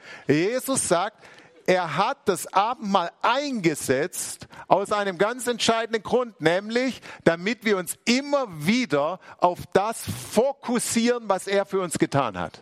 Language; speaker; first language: German; native; German